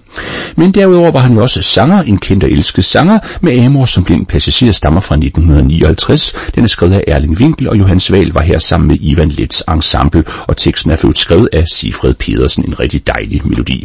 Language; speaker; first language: Danish; native; Danish